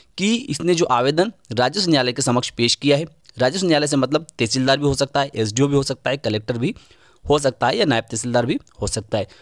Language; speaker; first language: Hindi; native; Hindi